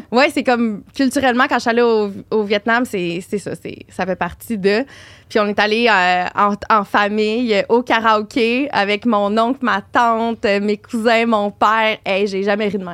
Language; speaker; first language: French; native; French